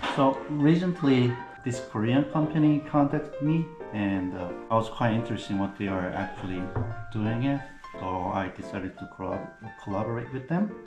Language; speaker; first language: English; non-native, fluent; Korean